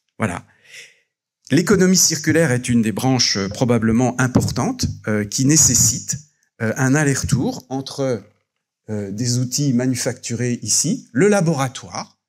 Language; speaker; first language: French; native; French